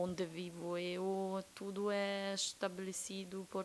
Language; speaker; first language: Portuguese; non-native, fluent; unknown